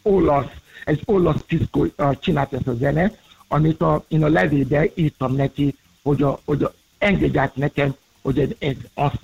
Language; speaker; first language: Hungarian; non-native, learner; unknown